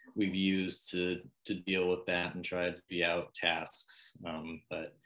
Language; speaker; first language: English; native; English